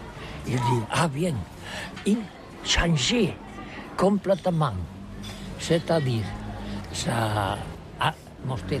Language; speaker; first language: French; non-native, learner; Catalan